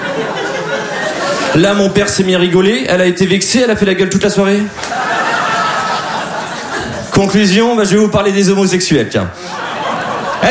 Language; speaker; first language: French; native; French